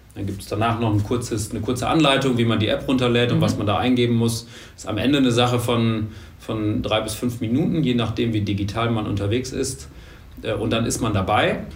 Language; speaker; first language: German; native; German